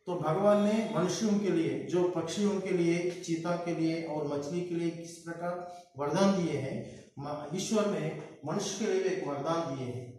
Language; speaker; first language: Hindi; non-native, local second language; Telugu